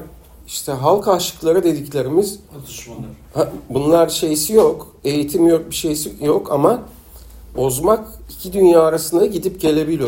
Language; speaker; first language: Turkish; native; Turkish